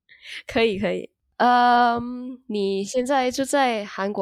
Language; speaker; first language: Chinese; non-native, learner; Indonesian